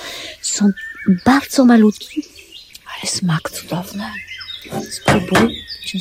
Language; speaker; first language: Polish; non-native, learner; French